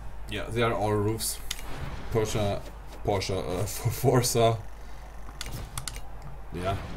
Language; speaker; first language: English; non-native, fluent; German